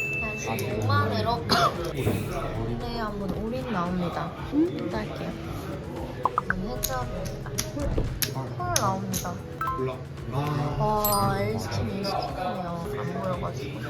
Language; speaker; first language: Korean; native; Korean